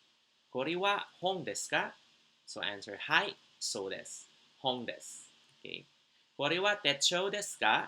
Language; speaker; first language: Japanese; non-native, fluent; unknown